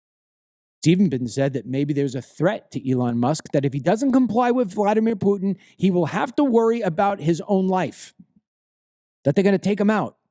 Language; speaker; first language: English; native; English